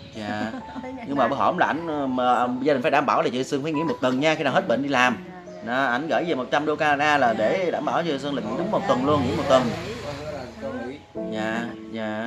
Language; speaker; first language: Vietnamese; native; Vietnamese